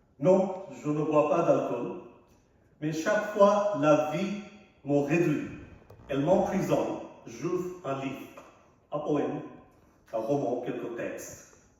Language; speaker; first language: French; non-native, fluent; Arabic